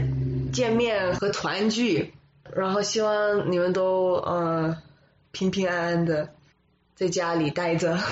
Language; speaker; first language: Chinese; early bilingual, other home language; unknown